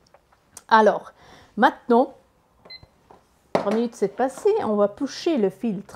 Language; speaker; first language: French; non-native, learner; Italian